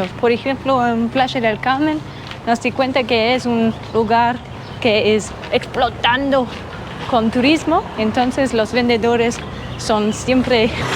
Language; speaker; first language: Spanish; non-native, learner; English